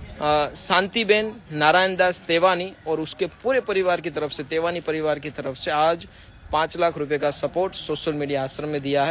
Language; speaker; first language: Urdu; non-native, local second language; Gujarati